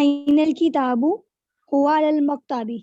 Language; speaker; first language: Arabic; non-native, learner; Urdu